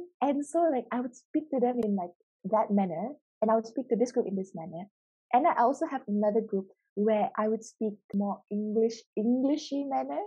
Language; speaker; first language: English; native; English